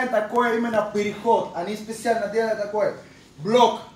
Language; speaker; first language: Russian; non-native, fluent; Spanish